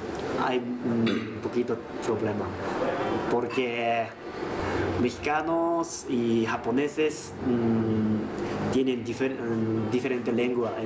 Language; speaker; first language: Spanish; non-native, learner; Japanese